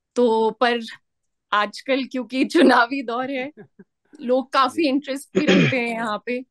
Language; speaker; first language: Hindi; native; Hindi